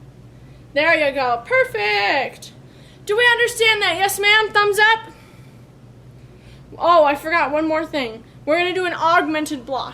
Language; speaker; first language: English; native; English